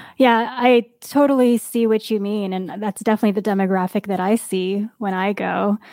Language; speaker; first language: English; native; English